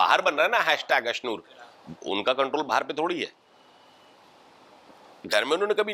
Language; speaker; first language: Hindi; native; Hindi